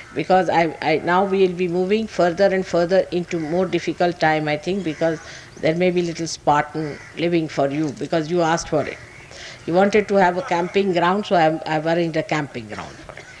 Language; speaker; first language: English; non-native, local second language; Marathi